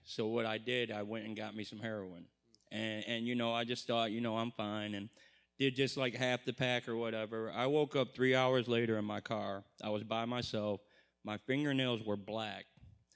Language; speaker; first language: English; native; English